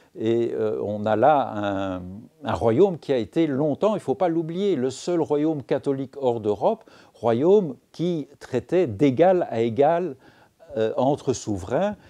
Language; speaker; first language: French; native; French